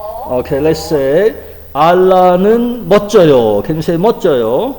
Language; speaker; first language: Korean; non-native, fluent; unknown